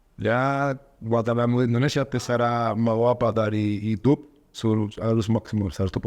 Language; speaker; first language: Indonesian; non-native, learner; Spanish